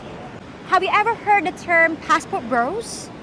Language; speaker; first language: English; native; English